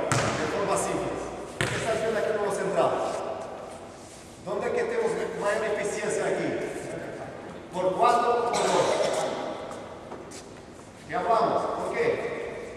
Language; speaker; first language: Spanish; non-native, learner; Portuguese